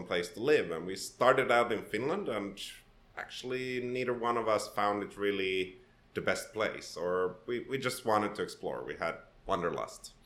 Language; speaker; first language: English; non-native, fluent; Swedish